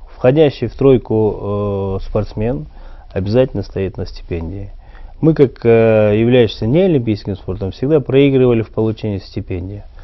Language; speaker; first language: Russian; non-native, local second language; Kyrgyz